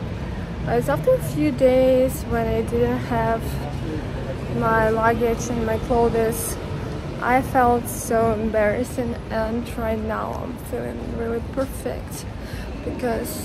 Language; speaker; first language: English; non-native, learner; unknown